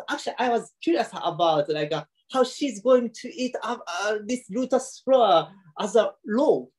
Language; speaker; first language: English; non-native, learner; Japanese